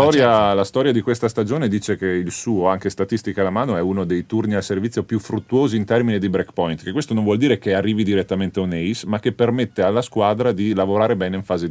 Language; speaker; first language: Italian; native; Italian